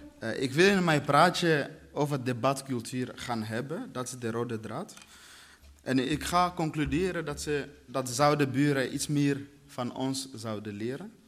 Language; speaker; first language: Dutch; early bilingual, other home language; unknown